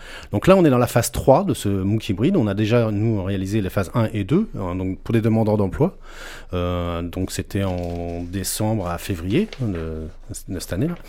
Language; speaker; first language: French; native; French